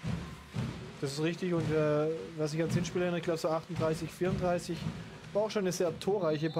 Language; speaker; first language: German; native; German